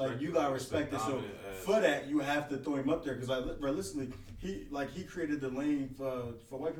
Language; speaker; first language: English; native; English